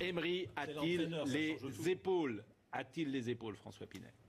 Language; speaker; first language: French; native; French